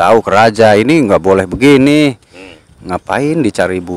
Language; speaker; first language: Indonesian; native; Indonesian